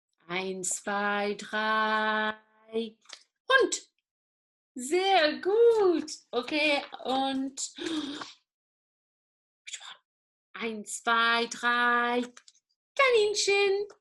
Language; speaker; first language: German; non-native, fluent; English